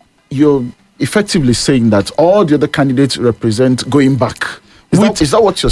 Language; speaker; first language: English; non-native, local second language; Yoruba